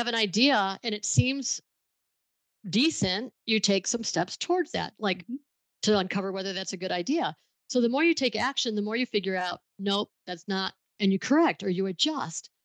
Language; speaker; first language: English; native; English